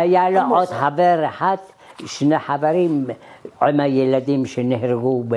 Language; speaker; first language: Hebrew; early bilingual, other home language; Arabic